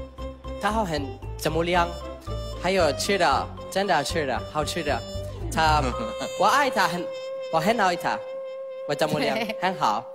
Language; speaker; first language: Chinese; non-native, learner; Persian